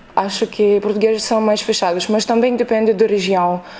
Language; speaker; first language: Portuguese; non-native, fluent; Russian